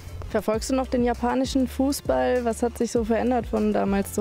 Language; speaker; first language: German; native; German